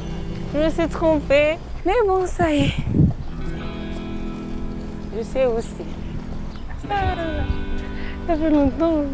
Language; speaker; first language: French; non-native, local second language; Comorian